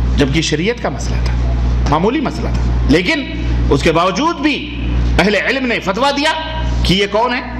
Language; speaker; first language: Urdu; native; Urdu